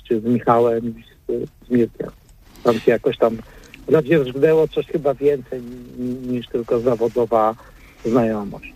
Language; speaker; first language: Polish; native; Polish